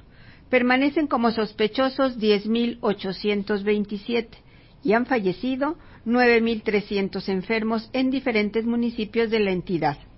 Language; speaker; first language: Spanish; native; Spanish